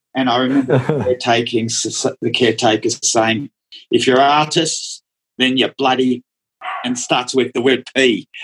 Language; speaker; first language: English; non-native, local second language; Dutch